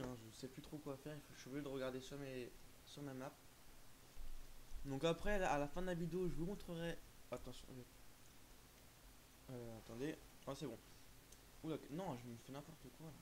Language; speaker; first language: French; native; French